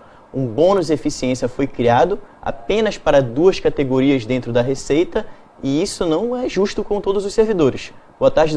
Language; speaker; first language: Portuguese; native; Portuguese